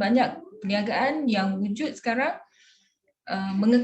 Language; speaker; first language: Malay; native; Malay